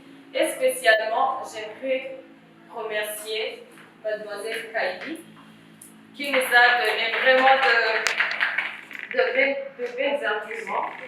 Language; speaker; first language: French; non-native, local second language; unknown